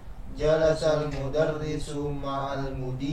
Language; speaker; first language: Arabic; non-native, learner; Indonesian